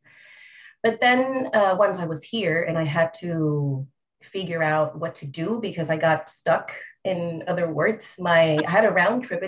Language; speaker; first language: English; non-native, fluent; Spanish